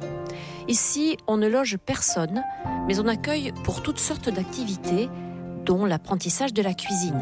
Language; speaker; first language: French; native; French